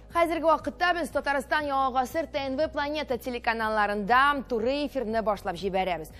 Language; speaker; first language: Tatar; native; Tatar